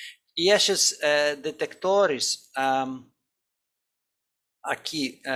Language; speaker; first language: Portuguese; non-native, fluent; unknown